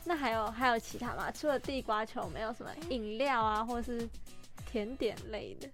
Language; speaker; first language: Chinese; native; Chinese